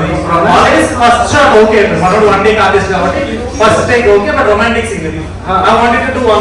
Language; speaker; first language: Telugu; native; Telugu